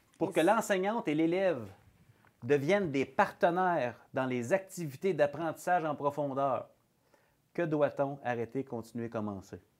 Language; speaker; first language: French; native; French